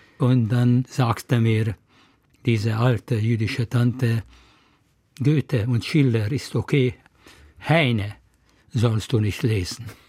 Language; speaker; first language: German; non-native, fluent; Hungarian